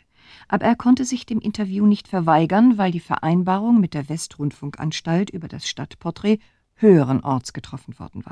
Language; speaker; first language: German; native; German